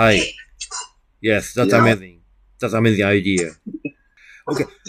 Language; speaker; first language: English; non-native, learner; Japanese